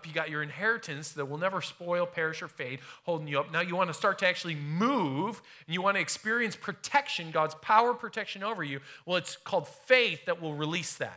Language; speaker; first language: English; native; English